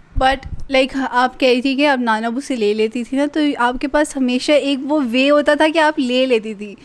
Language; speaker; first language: Urdu; native; Urdu